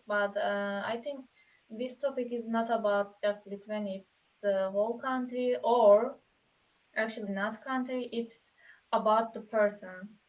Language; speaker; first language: English; non-native, learner; Turkish